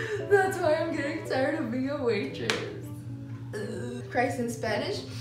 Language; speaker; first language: English; early bilingual, other home language; Spanish